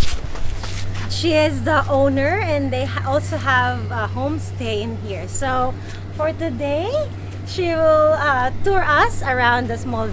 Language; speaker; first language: English; non-native, fluent; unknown